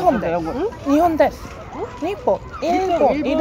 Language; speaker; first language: Korean; non-native, learner; Japanese